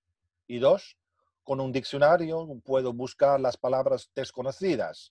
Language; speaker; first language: Spanish; non-native, fluent; English